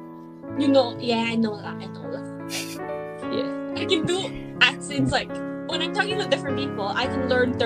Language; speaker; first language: English; non-native, local second language; Cantonese